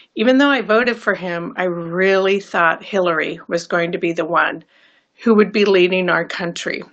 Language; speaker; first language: English; native; English